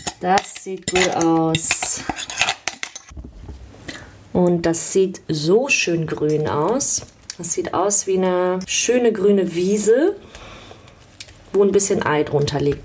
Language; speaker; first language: German; early bilingual, other home language; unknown